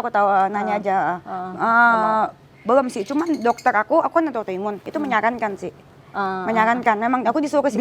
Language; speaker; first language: Indonesian; native; Indonesian